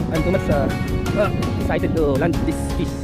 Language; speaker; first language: English; non-native, local second language; Filipino